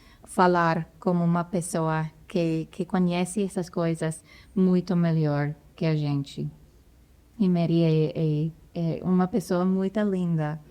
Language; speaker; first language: Portuguese; non-native, fluent; English